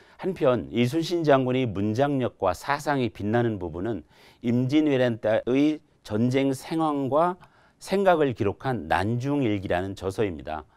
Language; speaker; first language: Korean; native; Korean